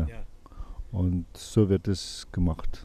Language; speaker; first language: German; non-native, learner; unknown